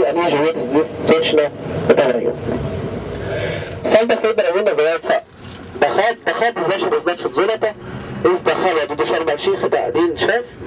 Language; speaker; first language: Russian; non-native, fluent; Arabic